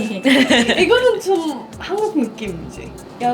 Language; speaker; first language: Korean; non-native, learner; Indonesian